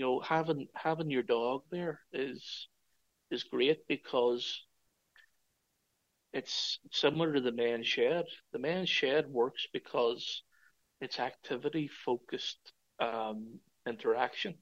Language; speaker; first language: English; native; English